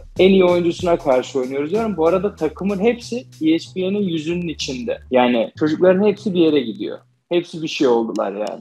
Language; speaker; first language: Turkish; native; Turkish